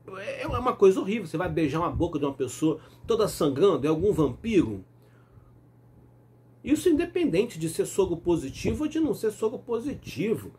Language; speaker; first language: Portuguese; native; Portuguese